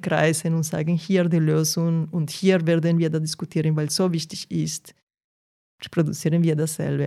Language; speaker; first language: German; non-native, fluent; Portuguese